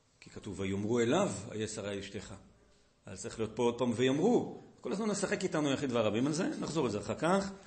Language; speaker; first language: Hebrew; native; Hebrew